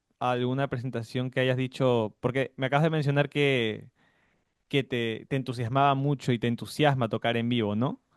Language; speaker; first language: Spanish; native; Spanish